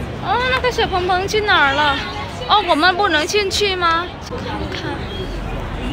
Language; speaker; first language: Chinese; non-native, fluent; Vietnamese